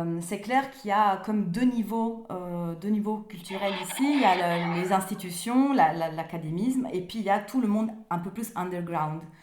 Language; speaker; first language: French; non-native, fluent; Italian